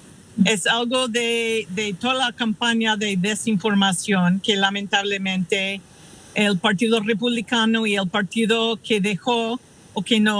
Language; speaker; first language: Spanish; non-native, fluent; English